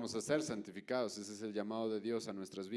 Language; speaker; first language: Spanish; native; Spanish